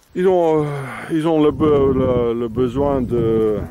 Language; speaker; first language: French; non-native, fluent; Dutch